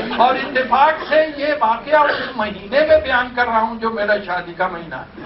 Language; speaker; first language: Urdu; non-native, local second language; Punjabi